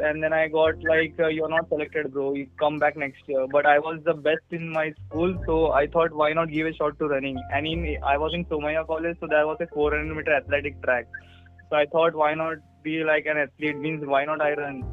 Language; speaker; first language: English; non-native, local second language; Marathi